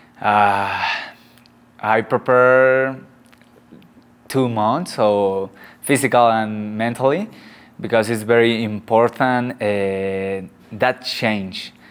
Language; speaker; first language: English; non-native, learner; Spanish